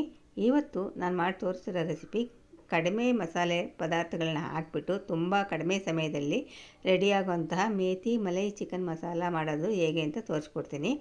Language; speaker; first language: Kannada; native; Kannada